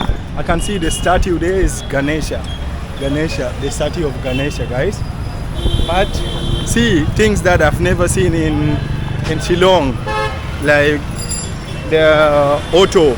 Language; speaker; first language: English; non-native, fluent; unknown